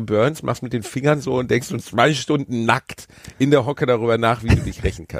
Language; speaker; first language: German; native; German